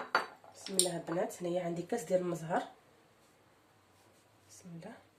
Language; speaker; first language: Arabic; native; Arabic